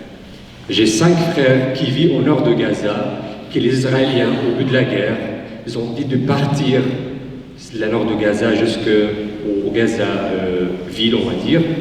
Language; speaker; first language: French; non-native, fluent; Arabic